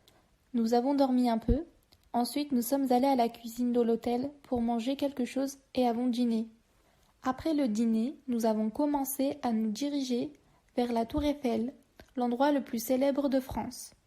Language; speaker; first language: French; non-native, learner; Turkish